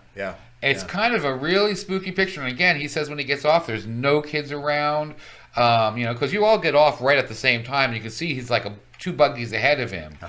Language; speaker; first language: English; native; English